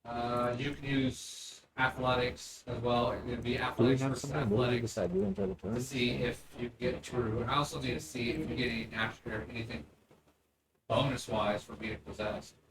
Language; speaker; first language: English; native; English